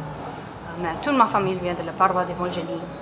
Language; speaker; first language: French; non-native, local second language; English